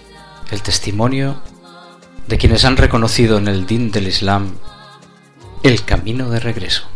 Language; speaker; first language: Spanish; native; Spanish